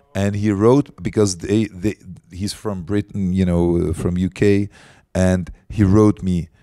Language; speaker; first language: English; non-native, fluent; Czech